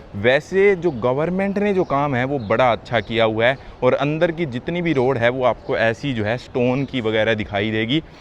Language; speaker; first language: Hindi; native; Hindi